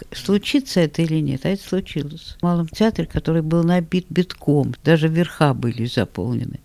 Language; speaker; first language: Russian; native; Russian